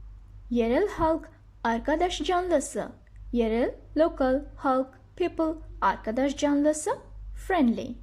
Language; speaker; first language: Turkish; non-native, fluent; Bangla